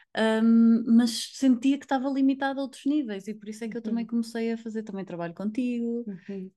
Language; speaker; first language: Portuguese; native; Portuguese